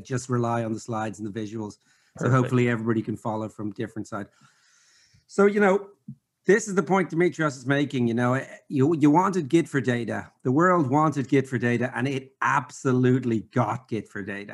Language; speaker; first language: English; native; English